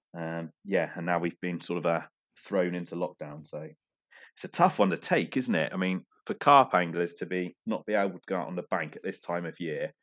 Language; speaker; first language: English; native; English